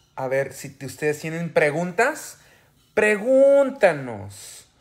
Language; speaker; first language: Spanish; early bilingual, heritage; Spanish